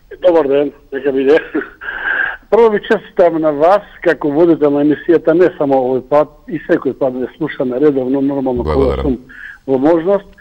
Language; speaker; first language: Macedonian; non-native, local second language; Albanian